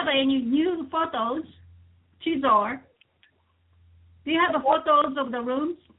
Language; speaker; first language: English; non-native, fluent; Japanese